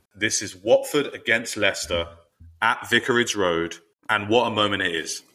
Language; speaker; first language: English; native; English